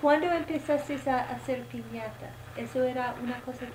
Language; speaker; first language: Spanish; non-native, fluent; English